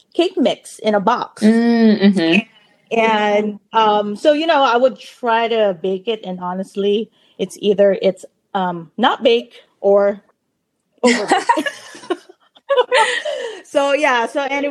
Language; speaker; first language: English; non-native, local second language; Filipino